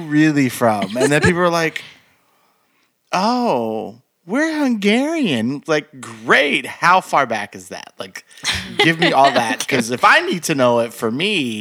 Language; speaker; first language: English; early bilingual, other home language; Spanish